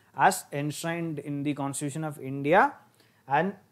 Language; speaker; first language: English; non-native, local second language; Tamil